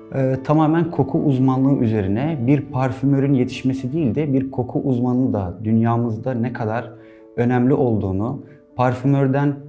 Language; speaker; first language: Turkish; non-native, fluent; Arabic